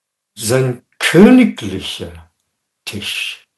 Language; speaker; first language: German; non-native, fluent; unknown